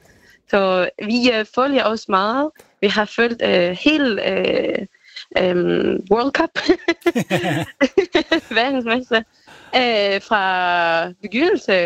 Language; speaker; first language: Danish; non-native, learner; Spanish